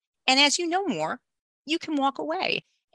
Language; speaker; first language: English; native; English